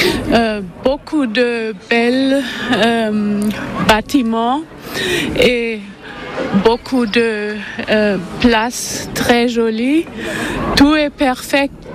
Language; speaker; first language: French; non-native, learner; German